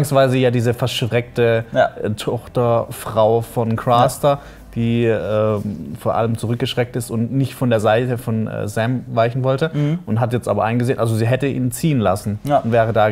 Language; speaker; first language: German; native; German